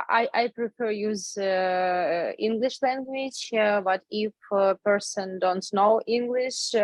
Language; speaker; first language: English; non-native, learner; Ukrainian